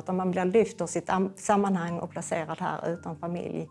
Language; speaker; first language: Swedish; native; Swedish